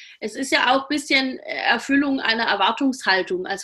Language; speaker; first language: German; native; German